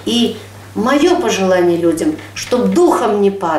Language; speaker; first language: Russian; native; Russian